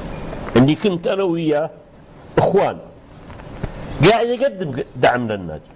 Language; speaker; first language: Arabic; native; Arabic